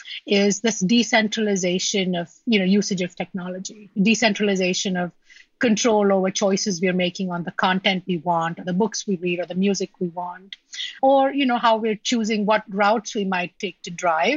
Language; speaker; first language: English; non-native, local second language; Malayalam